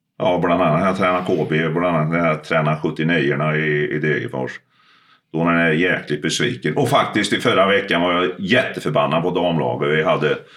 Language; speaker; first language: Swedish; early bilingual, other home language; Finnish